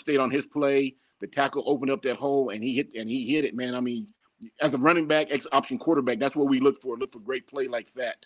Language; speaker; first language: English; native; English